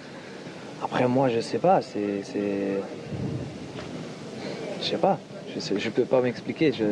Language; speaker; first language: French; non-native, local second language; Dutch